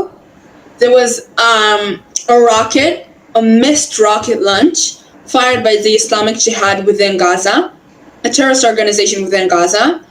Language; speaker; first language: English; non-native, fluent; Hebrew